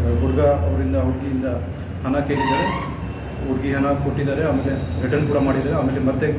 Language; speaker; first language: Kannada; non-native, fluent; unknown